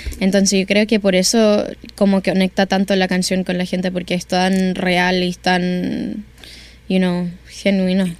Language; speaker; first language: Spanish; early bilingual, heritage; Spanish